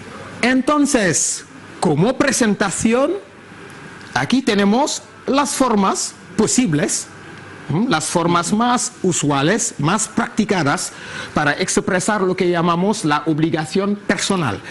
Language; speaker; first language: Spanish; non-native, fluent; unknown